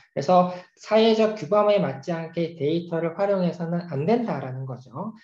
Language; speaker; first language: Korean; native; Korean